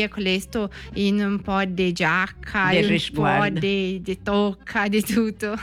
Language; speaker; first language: Italian; non-native, learner; Portuguese